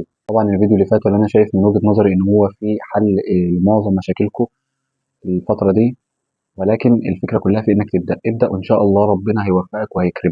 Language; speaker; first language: Arabic; native; Arabic